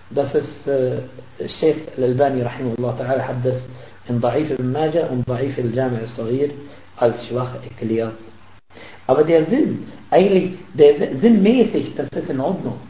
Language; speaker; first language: German; non-native, fluent; Arabic